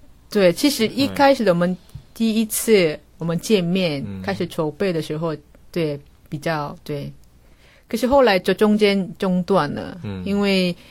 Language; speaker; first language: Chinese; non-native, fluent; Korean